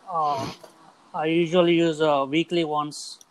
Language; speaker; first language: English; non-native, local second language; Telugu